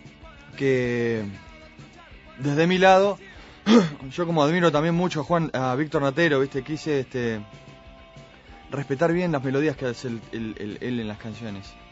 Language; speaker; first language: Spanish; native; Spanish